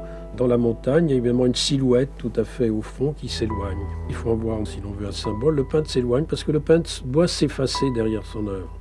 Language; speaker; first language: French; native; French